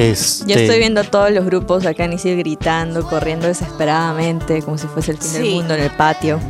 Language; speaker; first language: Spanish; native; Spanish